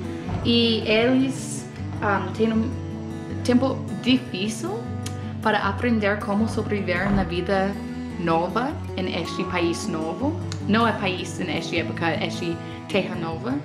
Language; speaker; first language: Portuguese; non-native, learner; English